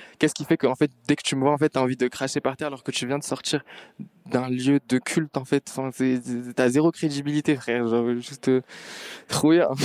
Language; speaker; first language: French; non-native, local second language; Arabic